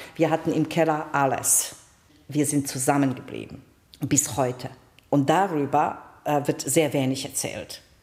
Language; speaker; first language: German; non-native, fluent; Bosnian